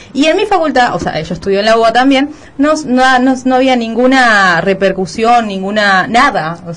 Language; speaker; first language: Spanish; native; Spanish